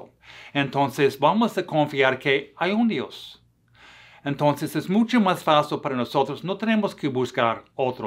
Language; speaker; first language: Spanish; non-native, fluent; English